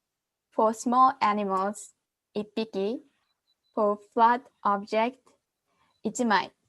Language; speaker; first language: English; non-native, fluent; Japanese